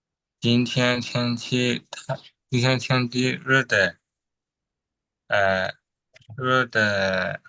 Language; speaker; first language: Chinese; non-native, learner; Burmese